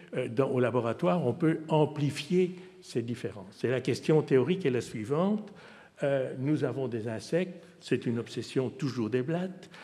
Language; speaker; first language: French; native; French